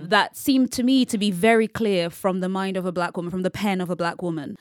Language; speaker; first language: English; native; English